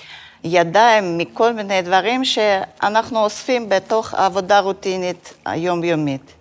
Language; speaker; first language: Hebrew; non-native, fluent; Russian